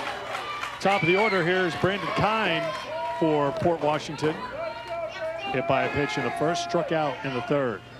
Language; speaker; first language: English; native; English